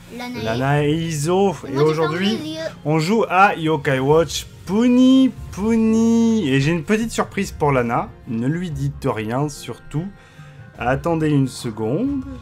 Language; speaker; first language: French; native; French